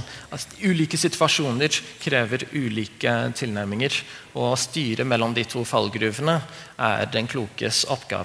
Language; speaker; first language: Norwegian; non-native, fluent; English